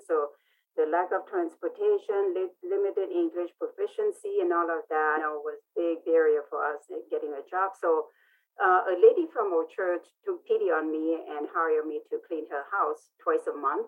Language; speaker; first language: English; non-native, fluent; Lao